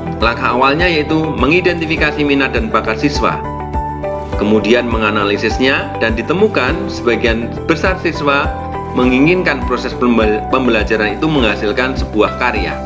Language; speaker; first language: Indonesian; native; Indonesian